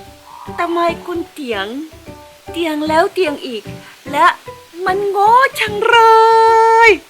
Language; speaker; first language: Thai; non-native, fluent; Filipino